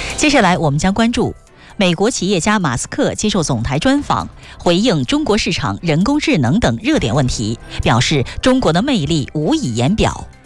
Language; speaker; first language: Chinese; native; Chinese